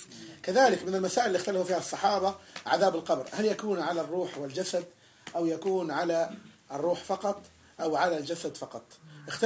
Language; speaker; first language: Arabic; native; Arabic